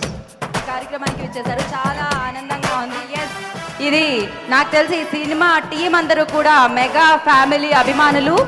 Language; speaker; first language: Telugu; native; Telugu